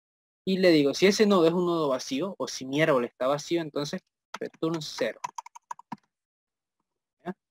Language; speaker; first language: Spanish; native; Spanish